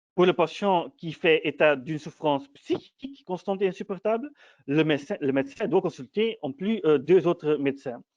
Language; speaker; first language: French; non-native, fluent; Dutch